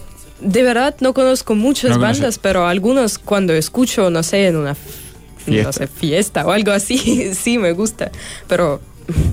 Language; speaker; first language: Spanish; early bilingual, other home language; Russian